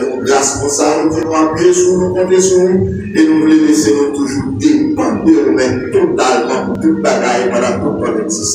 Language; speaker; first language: French; non-native, local second language; Haitian Creole